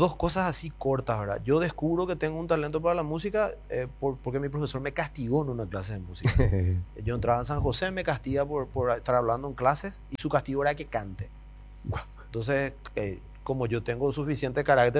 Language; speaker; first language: Spanish; native; Spanish